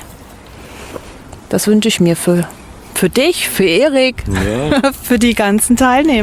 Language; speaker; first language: German; native; German